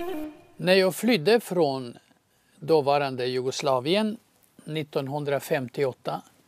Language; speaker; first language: Swedish; non-native, fluent; Croatian